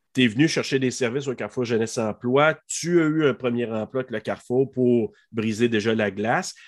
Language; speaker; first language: French; native; French